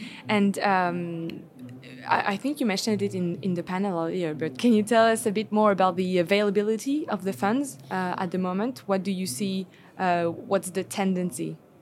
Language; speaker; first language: English; non-native, fluent; French